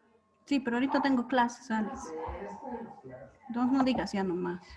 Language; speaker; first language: Spanish; native; Spanish